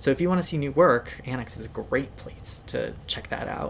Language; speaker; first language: English; native; English